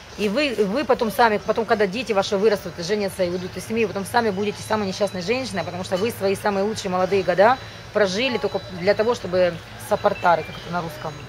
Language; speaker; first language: Russian; native; Russian